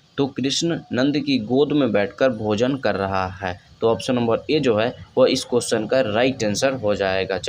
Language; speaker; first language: Hindi; native; Hindi